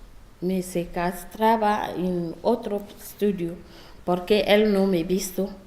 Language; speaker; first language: Spanish; non-native, learner; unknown